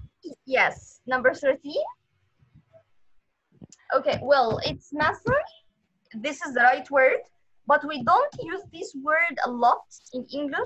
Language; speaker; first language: English; non-native, fluent; Arabic